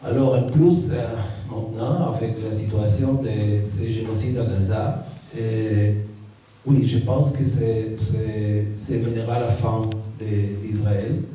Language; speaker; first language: French; non-native, learner; Hebrew